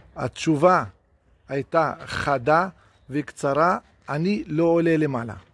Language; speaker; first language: Hebrew; non-native, local second language; Arabic